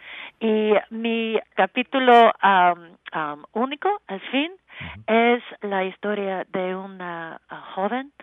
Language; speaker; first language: Spanish; non-native, learner; English